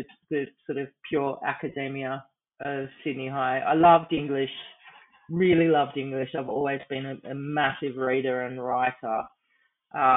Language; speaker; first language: English; native; English